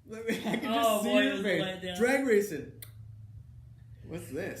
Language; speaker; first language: English; native; English